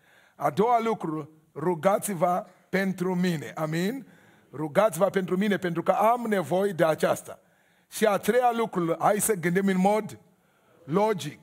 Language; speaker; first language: Romanian; non-native, learner; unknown